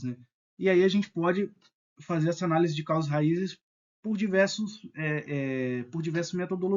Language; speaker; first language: Portuguese; native; Portuguese